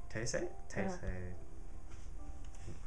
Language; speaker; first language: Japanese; non-native, learner; English